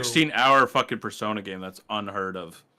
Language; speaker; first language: English; native; English